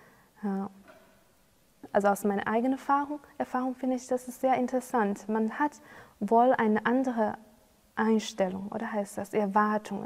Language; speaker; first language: German; non-native, fluent; Chinese